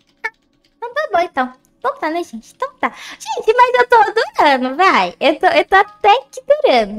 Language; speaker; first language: Portuguese; native; Portuguese